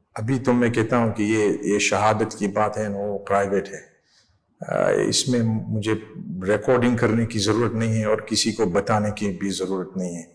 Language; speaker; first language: Urdu; non-native, fluent; English